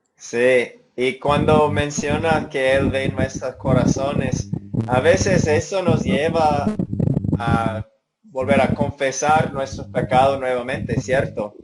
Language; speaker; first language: Spanish; non-native, fluent; English